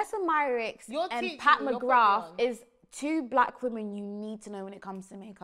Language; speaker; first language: English; native; English